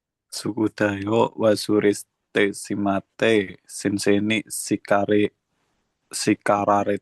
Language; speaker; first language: Japanese; non-native, learner; Indonesian